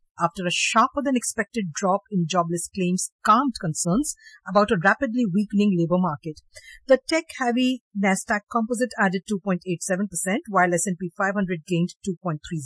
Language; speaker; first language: English; non-native, local second language; Hindi